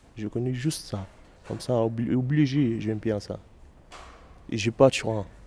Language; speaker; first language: French; non-native, learner; Arabic